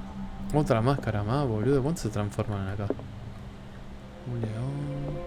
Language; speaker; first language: Spanish; native; Spanish